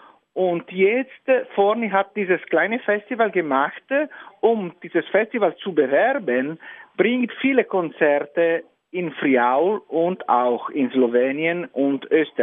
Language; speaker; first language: German; non-native, fluent; Italian